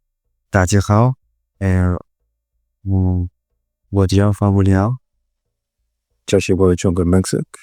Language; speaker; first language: Chinese; non-native, learner; Spanish